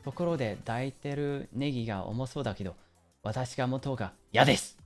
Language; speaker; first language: Japanese; early bilingual, other home language; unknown